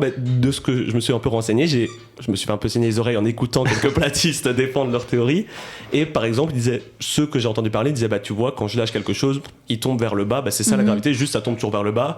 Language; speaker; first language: French; native; French